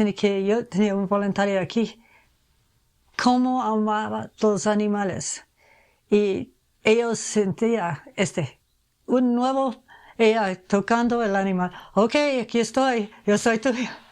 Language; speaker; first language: Spanish; non-native, fluent; English